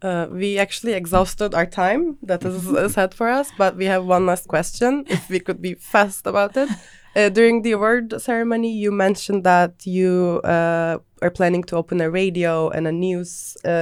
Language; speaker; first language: English; non-native, fluent; Turkish